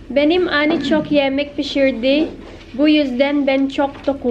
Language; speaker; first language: Turkish; non-native, learner; Filipino